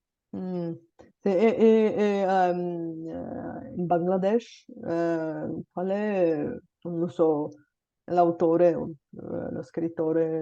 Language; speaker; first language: Italian; non-native, fluent; Bulgarian